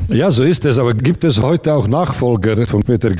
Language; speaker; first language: German; native; German